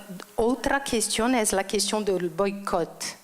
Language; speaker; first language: Spanish; non-native, learner; Portuguese